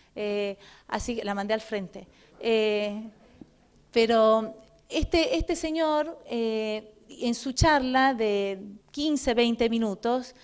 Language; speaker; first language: Spanish; non-native, fluent; Portuguese